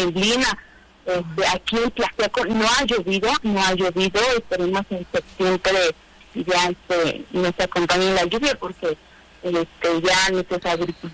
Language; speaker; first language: Spanish; native; Spanish